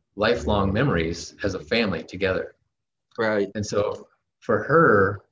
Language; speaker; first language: English; native; English